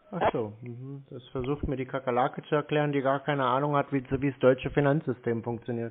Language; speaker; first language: German; native; German